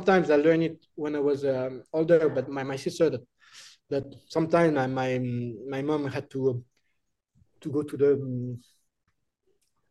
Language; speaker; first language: English; non-native, fluent; French